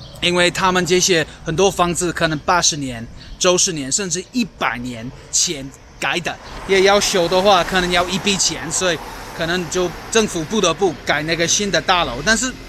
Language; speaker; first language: Chinese; non-native, fluent; English